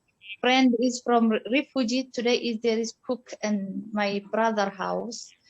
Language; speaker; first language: English; non-native, learner; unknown